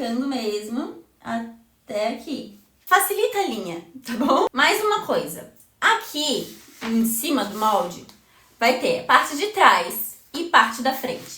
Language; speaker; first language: Portuguese; native; Portuguese